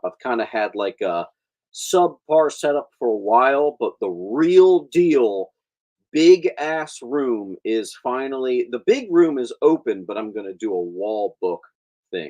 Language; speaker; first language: English; native; English